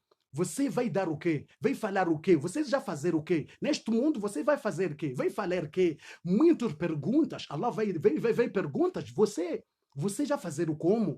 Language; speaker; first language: Portuguese; non-native, learner; Swahili